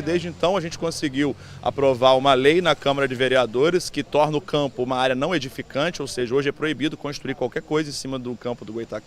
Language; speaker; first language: Portuguese; native; Portuguese